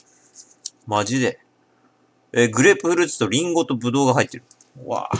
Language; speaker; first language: Japanese; native; Japanese